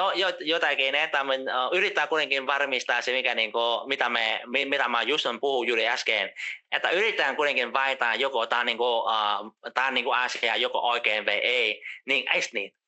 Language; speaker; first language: Finnish; non-native, fluent; Vietnamese